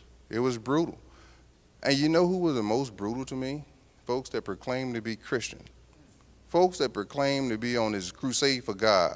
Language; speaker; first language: English; native; English